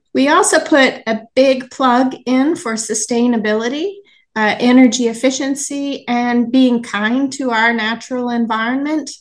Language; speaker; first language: English; native; English